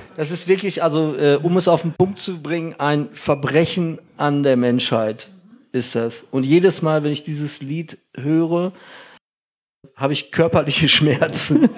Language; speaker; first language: German; native; German